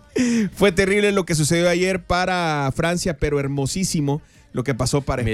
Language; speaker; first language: Spanish; native; Spanish